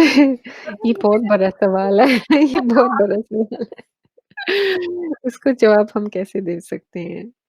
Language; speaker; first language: Hindi; early bilingual, heritage; Hindi